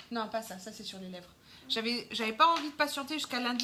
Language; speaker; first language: French; native; French